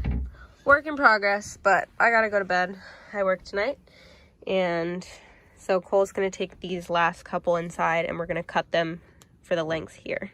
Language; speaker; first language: English; native; English